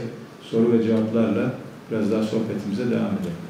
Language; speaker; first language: Turkish; native; Turkish